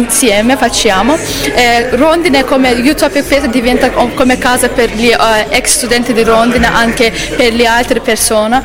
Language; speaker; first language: Italian; non-native, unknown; Azerbaijani